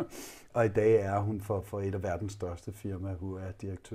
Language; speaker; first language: Danish; native; Danish